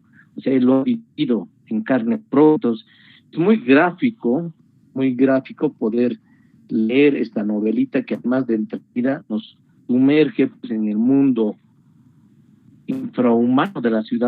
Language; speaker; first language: Spanish; native; Spanish